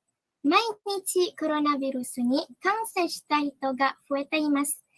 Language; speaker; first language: Japanese; non-native, learner; Malay